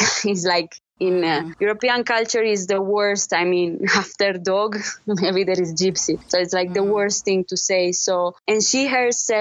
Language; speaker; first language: English; non-native, learner; Italian